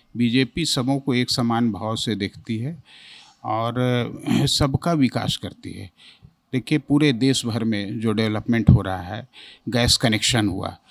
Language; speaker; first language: Hindi; native; Hindi